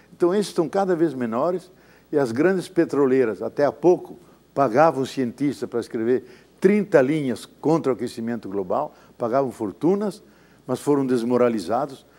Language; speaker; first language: Portuguese; native; Portuguese